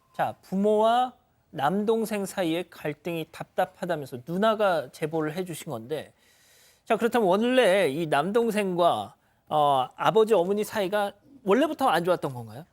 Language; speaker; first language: Korean; native; Korean